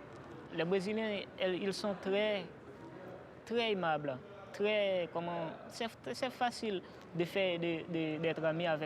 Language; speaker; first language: French; non-native, local second language; Haitian Creole